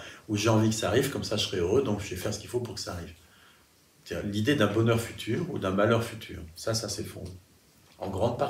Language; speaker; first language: French; native; French